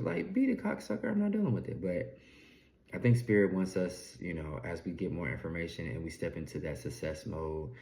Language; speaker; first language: English; native; English